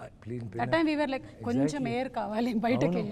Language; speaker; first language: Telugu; native; Telugu